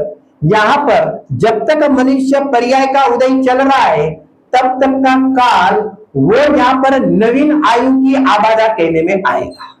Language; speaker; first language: Hindi; non-native, local second language; Gujarati